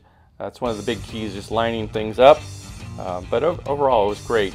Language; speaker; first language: English; native; English